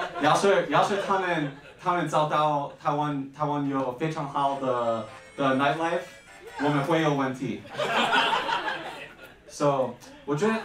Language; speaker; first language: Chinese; non-native, learner; English